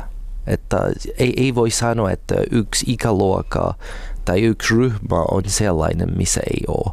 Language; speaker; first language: Finnish; non-native, learner; English